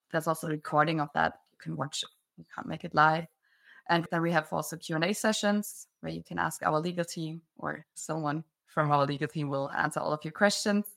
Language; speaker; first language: English; non-native, fluent; German